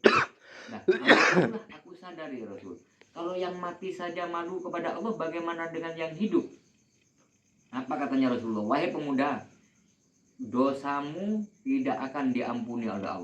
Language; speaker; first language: Indonesian; non-native, local second language; Javanese